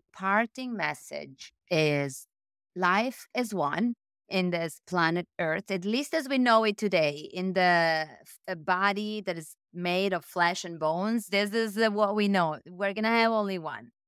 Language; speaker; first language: English; non-native, fluent; Italian